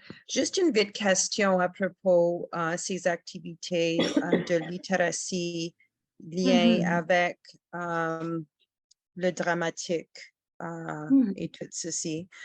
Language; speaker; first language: French; non-native, fluent; English